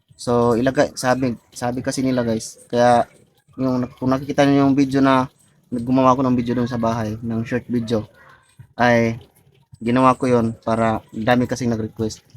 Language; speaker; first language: Filipino; non-native, local second language; Cebuano